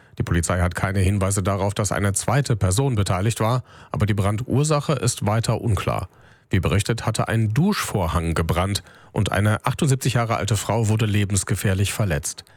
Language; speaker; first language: German; native; German